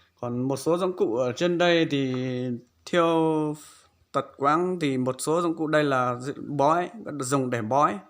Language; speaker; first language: Vietnamese; non-native, local second language; Hmong